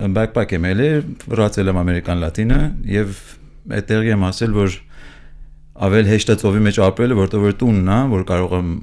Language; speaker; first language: Armenian; early bilingual, heritage; Armenian